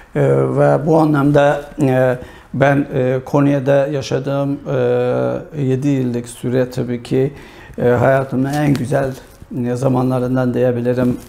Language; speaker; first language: Turkish; non-native, fluent; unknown